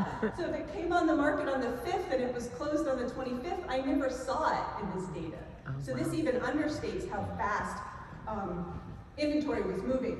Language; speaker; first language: English; native; English